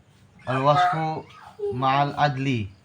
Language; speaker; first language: Arabic; non-native, learner; Indonesian